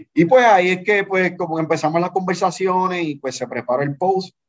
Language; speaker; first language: Spanish; native; Spanish